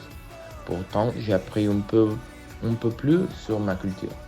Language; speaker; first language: French; non-native, learner; Spanish